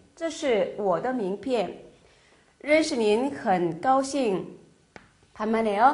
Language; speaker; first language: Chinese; non-native, fluent; Korean